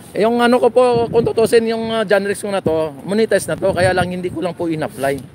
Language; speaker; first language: Filipino; non-native, local second language; Cebuano